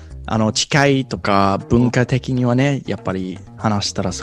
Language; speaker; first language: Japanese; non-native, fluent; English